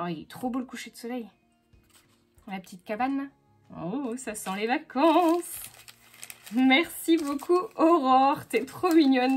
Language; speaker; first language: French; native; French